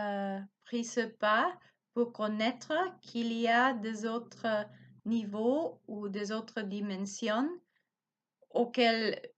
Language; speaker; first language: French; non-native, learner; Spanish